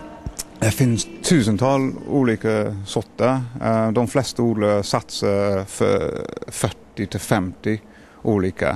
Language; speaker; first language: Swedish; non-native, fluent; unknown